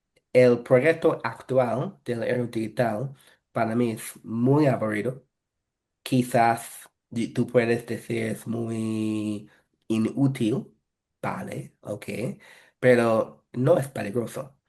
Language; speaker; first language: Spanish; non-native, fluent; English